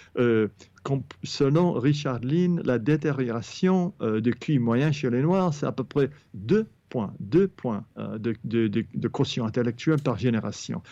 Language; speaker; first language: French; non-native, fluent; English